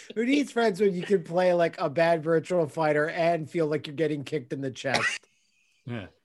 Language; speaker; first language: English; native; English